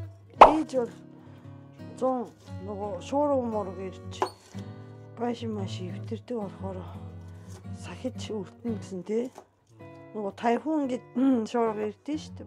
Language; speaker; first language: Mongolian; non-native, fluent; Japanese